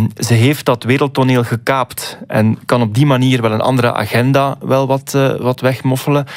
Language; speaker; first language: Dutch; native; Dutch